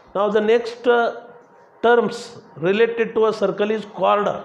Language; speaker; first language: English; non-native, local second language; Marathi